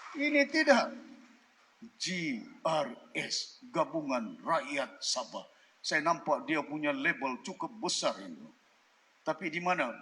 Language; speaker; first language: Malay; native; Malay